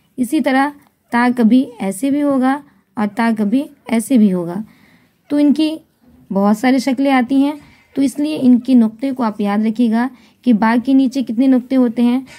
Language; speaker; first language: Hindi; native; Hindi